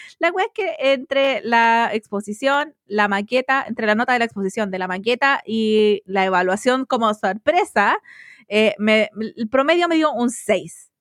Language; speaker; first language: Spanish; native; Spanish